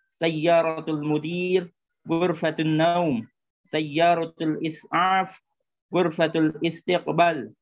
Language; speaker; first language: Arabic; non-native, learner; Indonesian